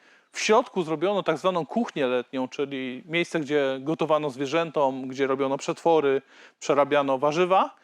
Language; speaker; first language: Polish; native; Polish